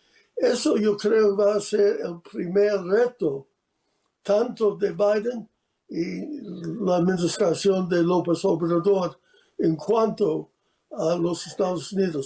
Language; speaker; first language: Spanish; non-native, fluent; English